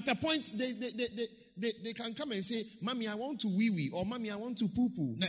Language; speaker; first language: English; non-native, local second language; Akan